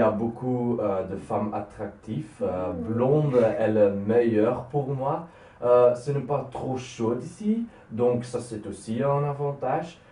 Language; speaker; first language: French; non-native, local second language; Dutch